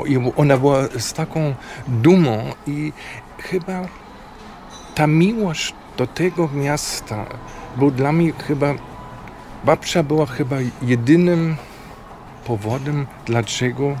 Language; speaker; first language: Polish; non-native, fluent; German